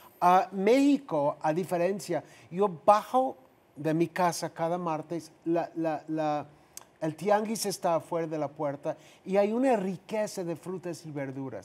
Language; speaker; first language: Spanish; non-native, fluent; English